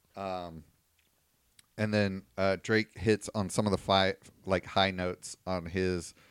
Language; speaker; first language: English; native; English